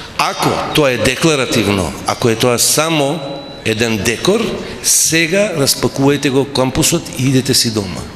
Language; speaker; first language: Macedonian; non-native, local second language; Albanian